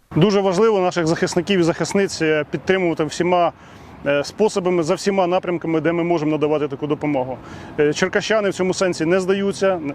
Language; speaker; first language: Ukrainian; native; Ukrainian